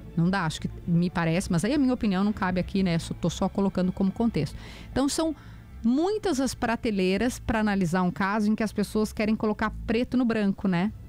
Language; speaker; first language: Portuguese; native; Portuguese